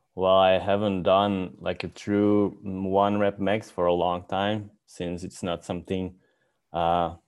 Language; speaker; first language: English; non-native, fluent; Dutch